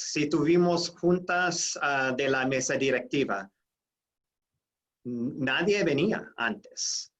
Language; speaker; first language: Spanish; non-native, fluent; English